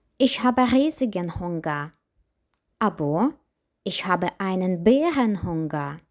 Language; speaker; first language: German; non-native, fluent; Ukrainian